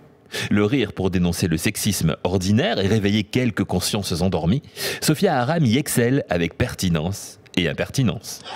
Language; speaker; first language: French; native; French